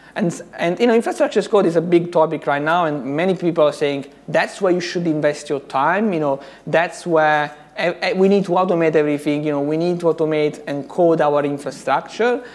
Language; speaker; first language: English; non-native, fluent; Italian